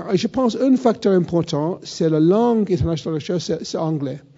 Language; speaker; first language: French; non-native, fluent; English